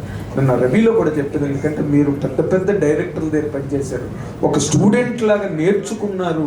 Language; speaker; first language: Telugu; native; Telugu